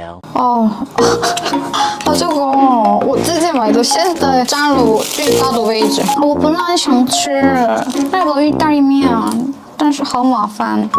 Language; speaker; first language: Chinese; non-native, learner; Korean